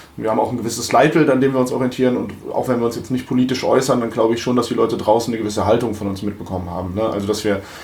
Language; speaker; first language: German; native; German